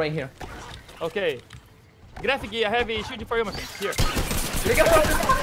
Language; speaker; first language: English; non-native, learner; Portuguese